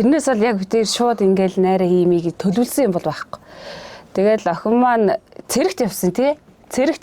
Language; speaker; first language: Mongolian; native; Mongolian